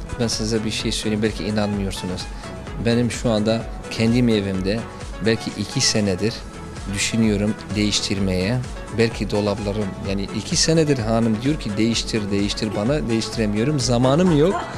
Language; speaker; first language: Turkish; non-native, learner; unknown